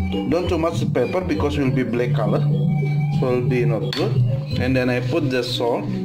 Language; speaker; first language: English; non-native, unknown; Indonesian